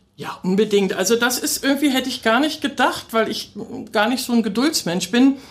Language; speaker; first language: German; native; German